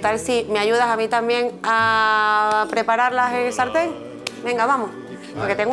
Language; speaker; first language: Spanish; native; Spanish